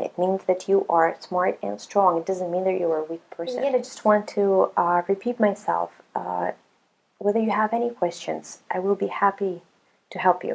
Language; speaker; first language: English; non-native, fluent; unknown